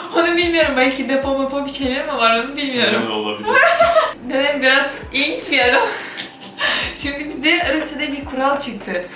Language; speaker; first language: Turkish; non-native, fluent; Ukrainian